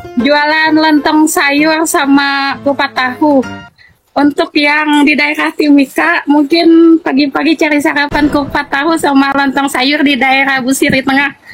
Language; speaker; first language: Indonesian; native; Indonesian